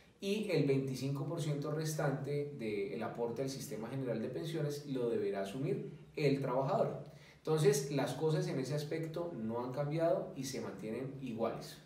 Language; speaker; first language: Spanish; native; Spanish